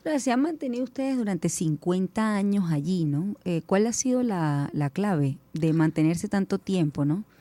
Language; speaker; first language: Spanish; native; Spanish